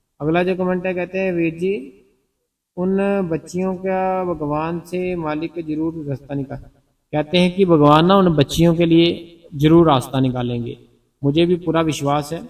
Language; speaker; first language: Hindi; non-native, local second language; Punjabi